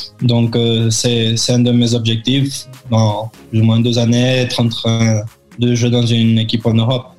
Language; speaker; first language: French; early bilingual, heritage; French